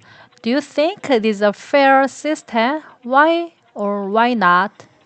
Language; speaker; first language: English; non-native, learner; Korean